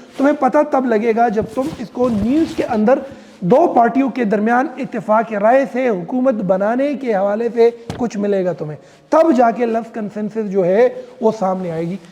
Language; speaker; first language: Urdu; non-native, local second language; Pashto